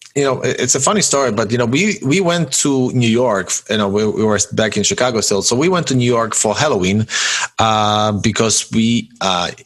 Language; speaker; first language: English; early bilingual, other home language; Polish